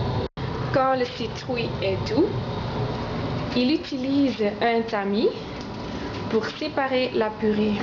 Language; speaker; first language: French; non-native, learner; Dutch